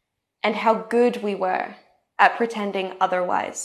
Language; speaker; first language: English; native; English